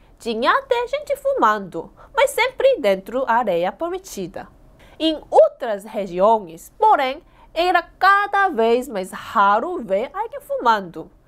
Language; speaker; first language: Portuguese; non-native, fluent; Korean